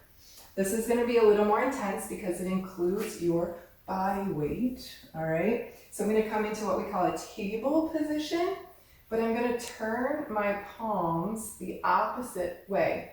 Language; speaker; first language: English; native; English